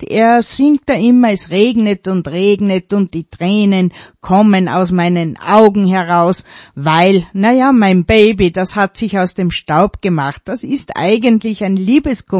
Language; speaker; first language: German; native; German